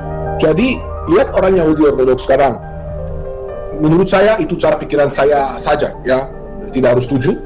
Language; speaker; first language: Indonesian; non-native, fluent; Hebrew